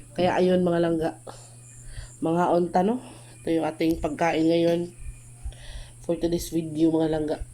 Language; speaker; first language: Filipino; non-native, local second language; Cebuano